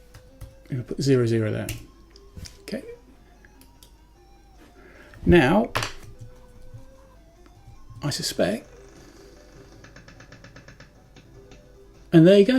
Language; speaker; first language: English; native; English